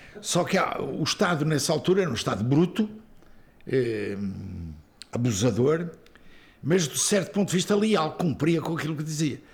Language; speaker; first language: Portuguese; native; Portuguese